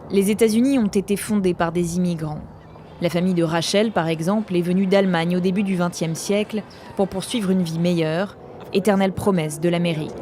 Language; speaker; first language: French; native; French